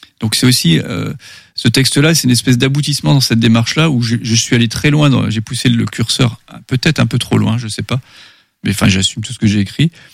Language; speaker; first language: French; non-native, local second language; German